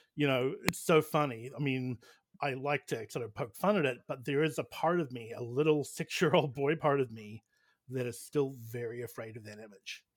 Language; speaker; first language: English; native; English